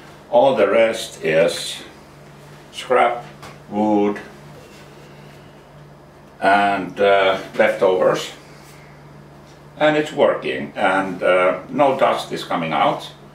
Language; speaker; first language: English; non-native, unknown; Finnish